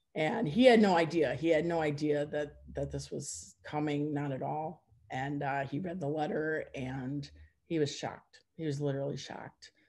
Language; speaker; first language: English; native; English